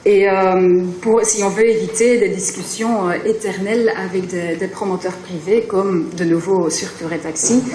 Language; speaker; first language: French; non-native, local second language; Dutch